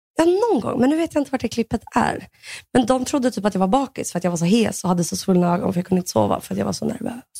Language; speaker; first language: Swedish; early bilingual, other home language; Russian